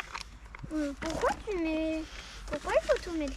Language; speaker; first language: French; native; French